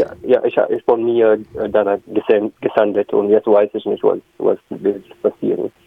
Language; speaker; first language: German; non-native, learner; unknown